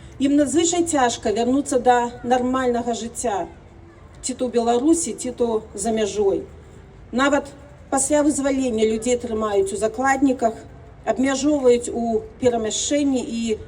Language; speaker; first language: Belarusian; non-native, local second language; Russian